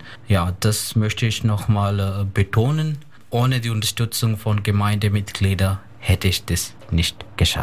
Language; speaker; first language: German; non-native, fluent; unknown